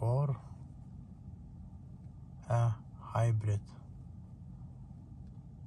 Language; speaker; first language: English; non-native, learner; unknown